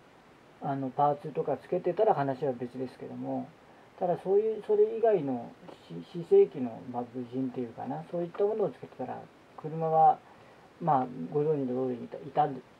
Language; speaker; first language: Japanese; native; Japanese